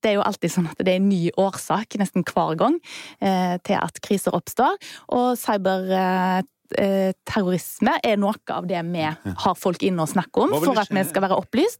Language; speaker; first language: Norwegian; native; Norwegian